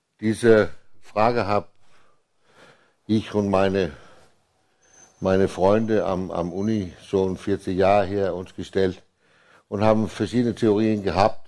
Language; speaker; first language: German; non-native, fluent; Danish